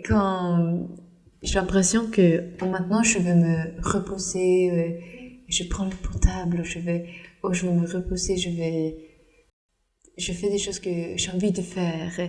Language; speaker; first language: French; non-native, fluent; Norwegian